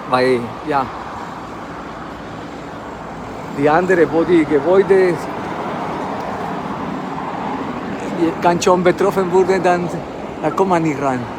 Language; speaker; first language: German; non-native, fluent; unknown